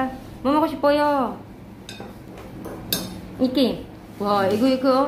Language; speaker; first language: Korean; non-native, learner; Cebuano